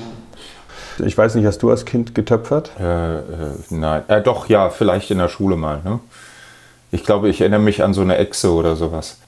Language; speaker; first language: German; native; German